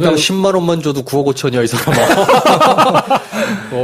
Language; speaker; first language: Korean; native; Korean